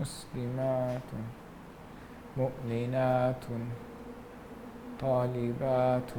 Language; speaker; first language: Arabic; non-native, fluent; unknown